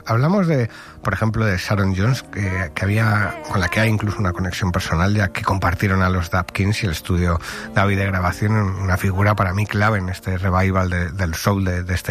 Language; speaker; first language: Spanish; native; Spanish